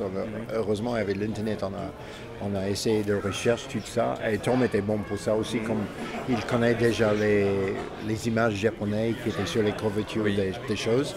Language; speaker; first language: French; non-native, fluent; English